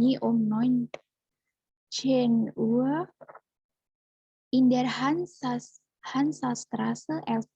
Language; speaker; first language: German; non-native, learner; Indonesian